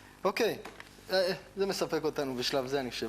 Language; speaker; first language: Hebrew; native; Hebrew